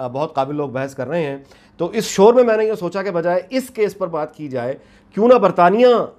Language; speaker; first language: Urdu; native; Urdu